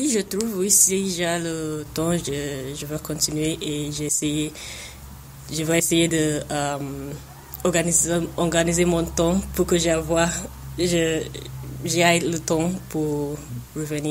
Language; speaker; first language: French; non-native, fluent; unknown